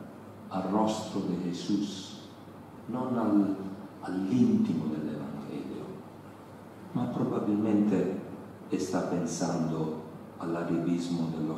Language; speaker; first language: Spanish; non-native, learner; Italian